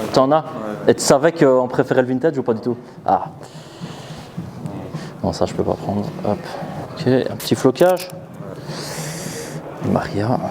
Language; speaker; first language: French; native; French